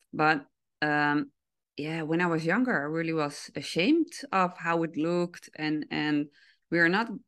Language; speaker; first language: English; non-native, fluent; Dutch